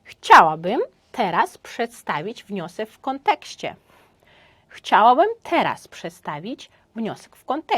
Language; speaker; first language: Polish; non-native, fluent; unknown